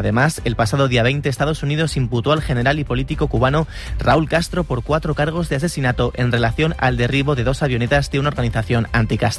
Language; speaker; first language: Spanish; native; Spanish